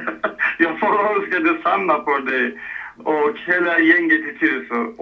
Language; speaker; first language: Swedish; non-native, fluent; Persian